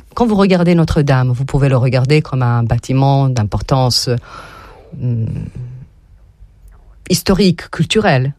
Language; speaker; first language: French; non-native, fluent; Serbian